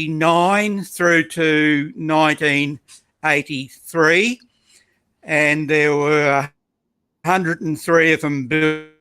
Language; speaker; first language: English; native; English